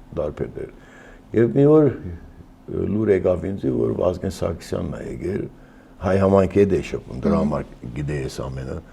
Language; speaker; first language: Armenian; early bilingual, heritage; Armenian